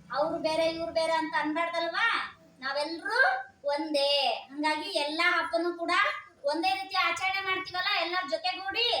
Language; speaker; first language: Kannada; native; Kannada